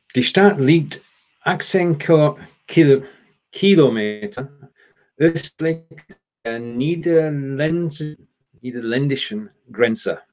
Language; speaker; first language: German; non-native, learner; English